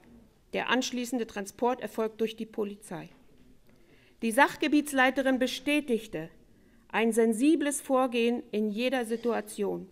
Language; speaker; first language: German; native; German